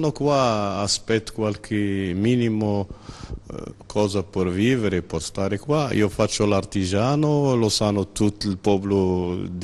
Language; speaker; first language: Italian; non-native, learner; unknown